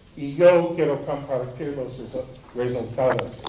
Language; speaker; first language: Spanish; non-native, learner; English